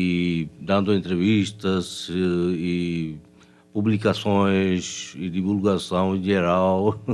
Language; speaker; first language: Portuguese; non-native, fluent; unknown